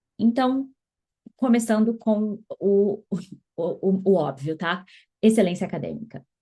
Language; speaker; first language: Portuguese; native; Portuguese